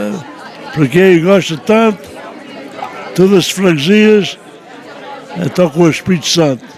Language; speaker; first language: Portuguese; early bilingual, heritage; Portuguese